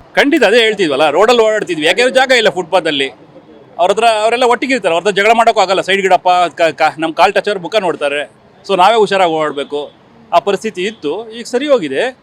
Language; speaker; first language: Kannada; native; Kannada